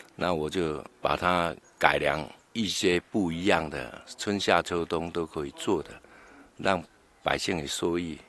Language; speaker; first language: Chinese; native; Chinese